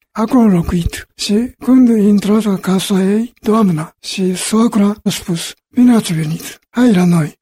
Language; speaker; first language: Romanian; non-native, learner; Japanese